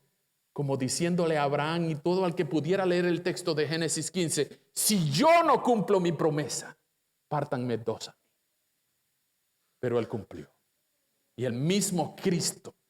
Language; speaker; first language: Spanish; native; Spanish